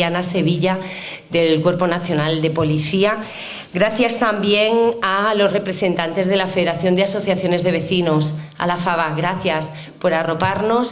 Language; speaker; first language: Spanish; native; Spanish